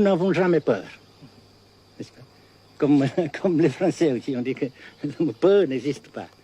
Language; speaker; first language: French; non-native, fluent; Vietnamese